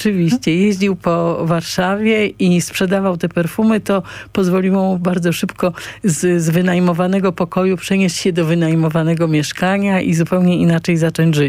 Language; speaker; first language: Polish; native; Polish